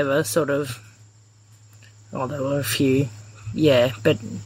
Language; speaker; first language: English; native; English